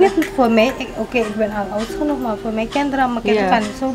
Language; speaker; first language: Dutch; non-native, local second language; Caribbean Hindustani